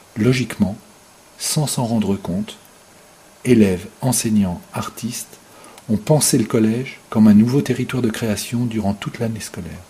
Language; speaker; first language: French; native; French